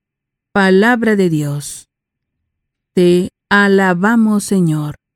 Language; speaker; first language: Spanish; native; Spanish